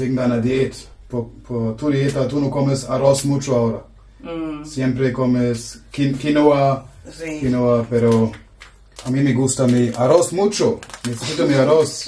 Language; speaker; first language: Spanish; non-native, learner; German